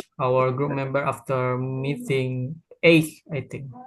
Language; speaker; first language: English; non-native, learner; Indonesian